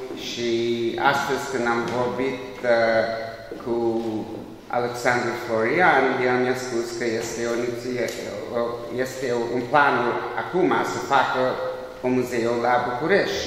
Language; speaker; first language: Romanian; non-native, learner; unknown